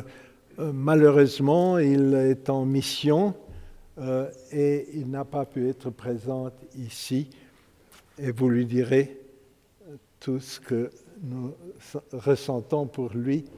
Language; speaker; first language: French; non-native, fluent; Romanian